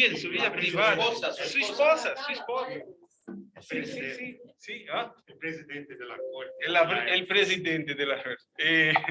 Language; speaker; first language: Spanish; non-native, fluent; Portuguese